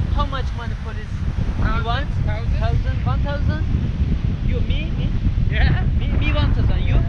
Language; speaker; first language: English; non-native, learner; Turkish